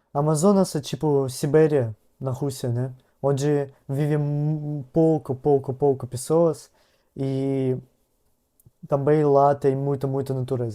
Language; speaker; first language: Portuguese; non-native, learner; Russian